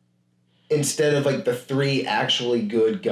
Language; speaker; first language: English; native; English